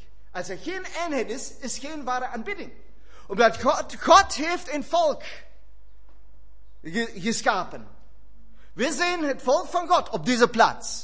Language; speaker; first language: Dutch; non-native, fluent; German